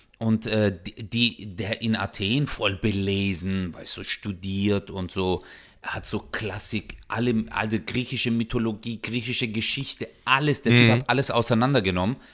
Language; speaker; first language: German; early bilingual, other home language; Turkish